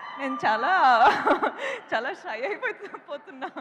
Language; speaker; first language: Telugu; non-native, local second language; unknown